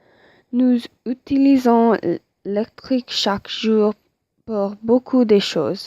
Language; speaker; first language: French; non-native, learner; English